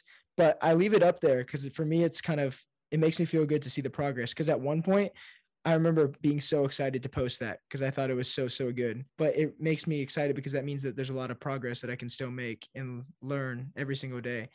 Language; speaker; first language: English; native; English